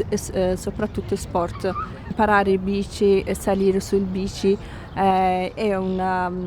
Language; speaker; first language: Italian; non-native, fluent; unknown